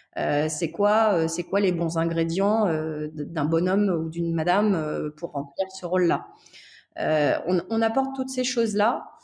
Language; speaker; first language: French; native; French